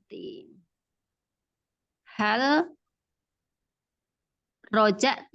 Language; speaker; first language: Arabic; non-native, learner; Indonesian